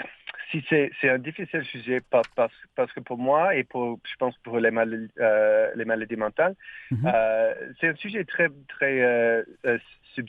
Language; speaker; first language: French; non-native, learner; English